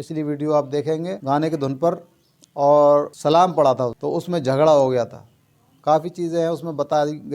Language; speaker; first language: Urdu; native; Urdu